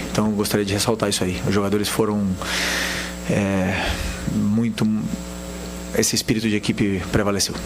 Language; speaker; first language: Portuguese; native; Portuguese